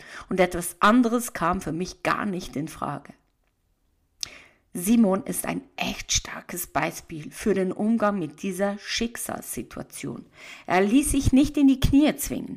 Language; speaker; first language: German; native; German